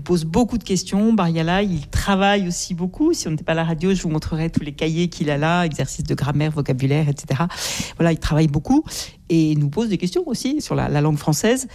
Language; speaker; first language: French; native; French